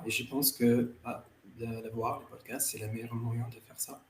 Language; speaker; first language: French; non-native, fluent; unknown